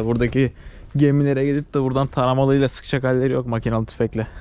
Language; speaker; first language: Turkish; native; Turkish